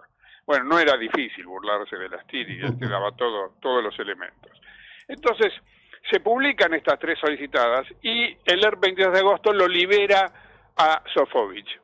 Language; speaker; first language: Spanish; native; Spanish